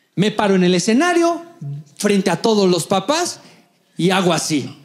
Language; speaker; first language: Spanish; native; Spanish